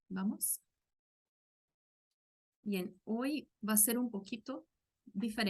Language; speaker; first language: Spanish; non-native, local second language; Portuguese